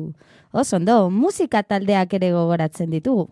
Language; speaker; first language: Basque; non-native, learner; Spanish